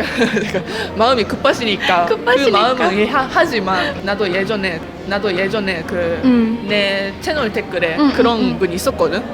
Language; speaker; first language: Korean; non-native, fluent; Japanese